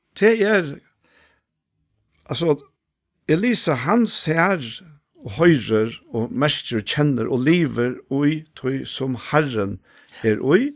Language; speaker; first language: Danish; non-native, local second language; Faroese